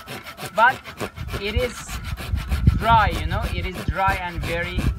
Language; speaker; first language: English; non-native, learner; Turkish